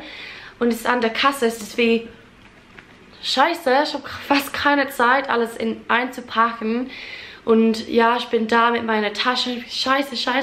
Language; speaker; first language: German; non-native, fluent; English